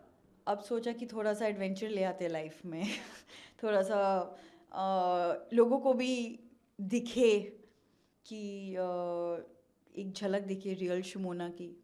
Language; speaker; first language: Hindi; native; Hindi